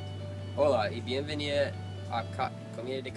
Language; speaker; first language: Spanish; non-native, learner; English